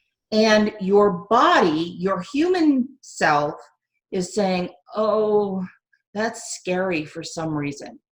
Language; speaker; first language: English; native; English